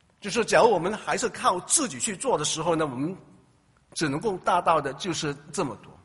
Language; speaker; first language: Chinese; native; Chinese